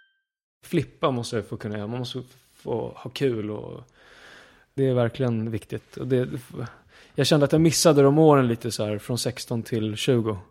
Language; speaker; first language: Swedish; early bilingual, other home language; Kurdish